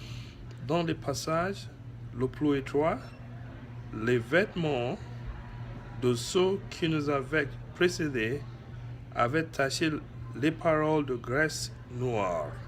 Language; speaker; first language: French; non-native, learner; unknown